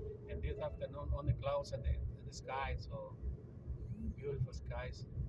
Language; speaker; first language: English; non-native, learner; Spanish